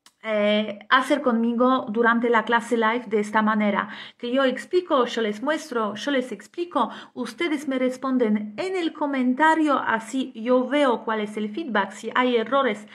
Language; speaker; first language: Spanish; non-native, fluent; Polish